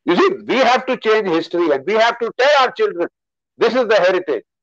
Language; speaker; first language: English; non-native, local second language; Hindi